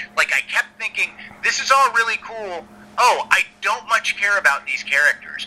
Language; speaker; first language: English; native; English